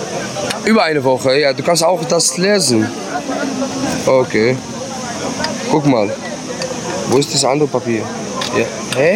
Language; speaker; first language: German; non-native, fluent; Arabic